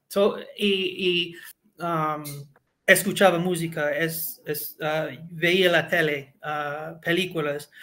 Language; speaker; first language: Spanish; non-native, learner; English